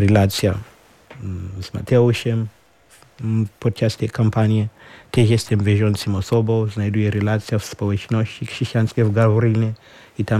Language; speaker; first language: Ukrainian; non-native, learner; Shona